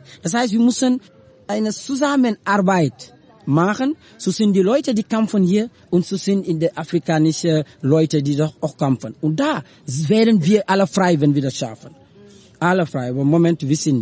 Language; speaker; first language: German; non-native, learner; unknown